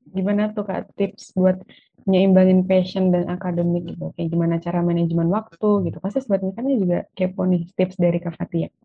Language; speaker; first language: Indonesian; native; Indonesian